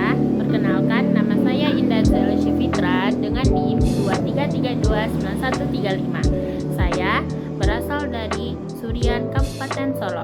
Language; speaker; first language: Indonesian; non-native, local second language; Minangkabau